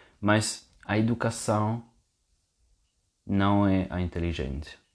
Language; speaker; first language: Portuguese; non-native, fluent; Italian